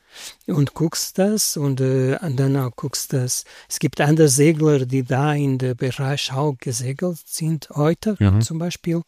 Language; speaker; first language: German; non-native, learner; Portuguese